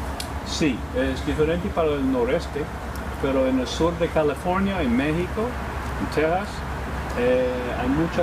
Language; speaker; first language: Spanish; non-native, fluent; English